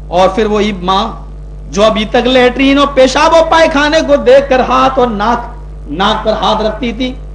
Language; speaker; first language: Urdu; native; Urdu